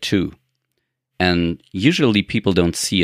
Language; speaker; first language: English; non-native, fluent; German